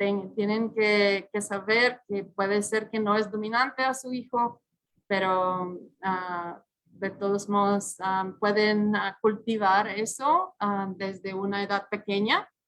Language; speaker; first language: Spanish; early bilingual, heritage; English